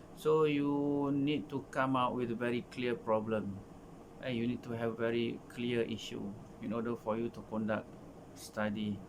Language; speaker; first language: English; non-native, local second language; Malay